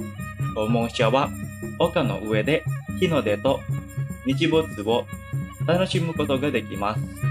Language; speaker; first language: Japanese; non-native, fluent; Indonesian